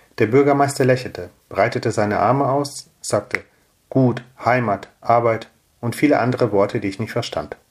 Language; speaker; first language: German; early bilingual, other home language; Russian